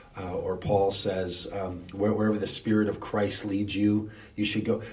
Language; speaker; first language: English; native; English